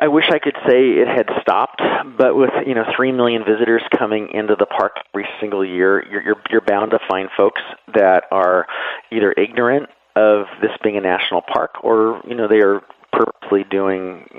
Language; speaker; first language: English; native; English